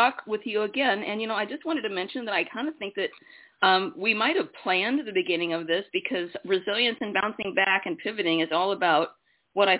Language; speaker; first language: English; native; English